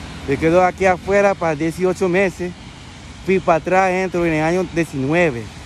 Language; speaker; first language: Spanish; early bilingual, heritage; Spanish